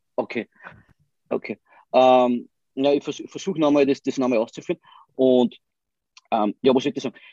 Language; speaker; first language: German; native; German